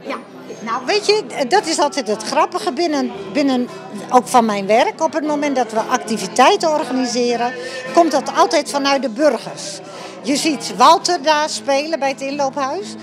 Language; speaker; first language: Dutch; native; Dutch